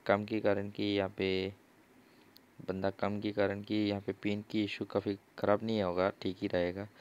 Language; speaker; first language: Hindi; non-native, local second language; Assamese